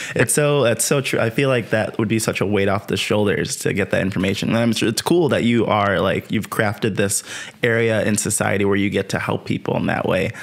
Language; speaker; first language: English; native; English